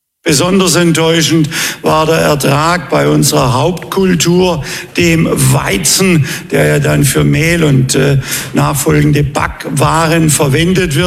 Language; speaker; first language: German; native; German